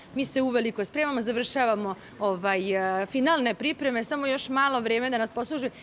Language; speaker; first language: Serbian; native; Serbian